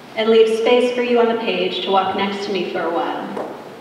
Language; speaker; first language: English; native; English